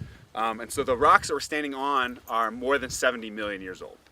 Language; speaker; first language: English; native; English